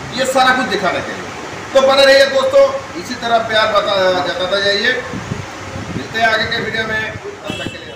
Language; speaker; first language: Hindi; non-native, local second language; Bangla